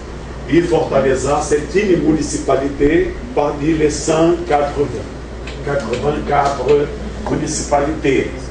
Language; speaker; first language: French; non-native, fluent; Portuguese